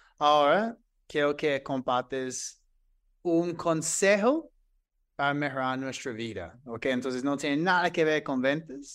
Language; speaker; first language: Spanish; non-native, fluent; English